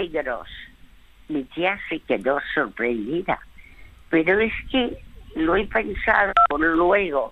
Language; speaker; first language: Spanish; early bilingual, other home language; French